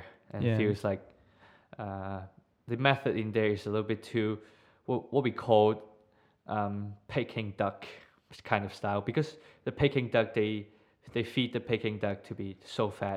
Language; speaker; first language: English; non-native, local second language; Cantonese